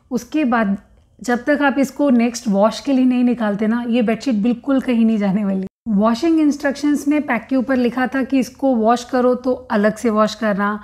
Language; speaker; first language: Hindi; native; Hindi